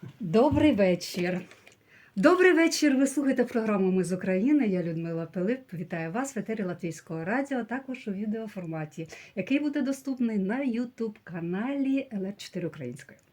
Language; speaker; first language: Ukrainian; native; Ukrainian